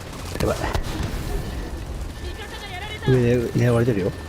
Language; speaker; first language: Japanese; native; Japanese